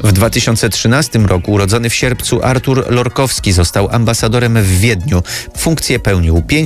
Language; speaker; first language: Polish; native; Polish